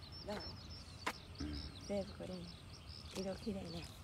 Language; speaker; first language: Japanese; non-native, learner; Vietnamese